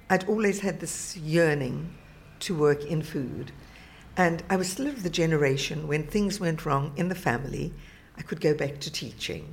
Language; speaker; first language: English; native; English